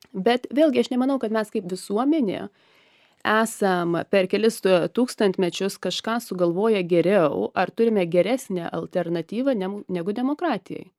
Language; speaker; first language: Lithuanian; early bilingual, heritage; Lithuanian